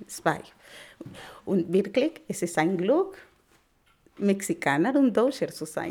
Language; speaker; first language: German; non-native, learner; Spanish